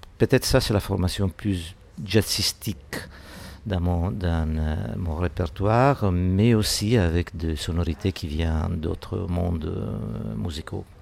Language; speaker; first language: French; non-native, fluent; Italian